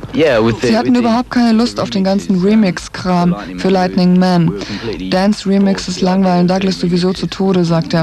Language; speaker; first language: German; native; German